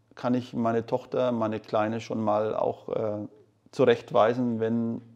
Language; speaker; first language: German; native; German